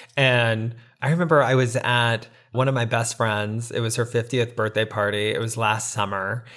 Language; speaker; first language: English; native; English